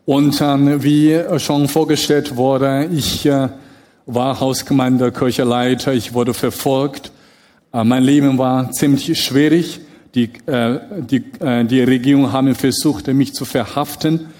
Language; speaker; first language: German; non-native, fluent; Chinese